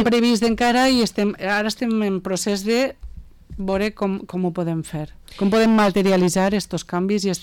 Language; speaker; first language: Catalan; native; Catalan